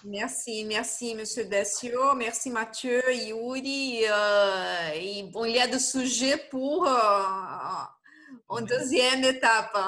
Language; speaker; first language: French; non-native, fluent; Portuguese